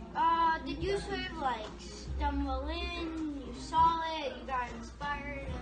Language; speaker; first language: English; native; English